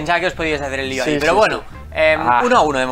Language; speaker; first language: Spanish; native; Spanish